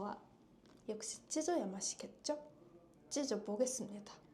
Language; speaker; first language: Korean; non-native, fluent; Japanese